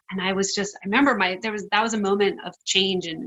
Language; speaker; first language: English; native; English